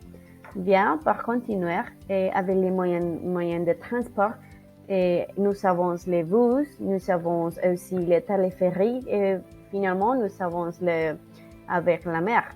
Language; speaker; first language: French; non-native, learner; Spanish